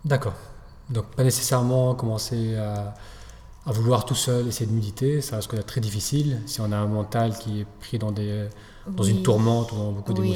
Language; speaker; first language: French; native; French